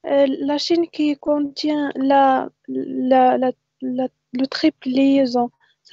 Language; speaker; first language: French; non-native, local second language; Arabic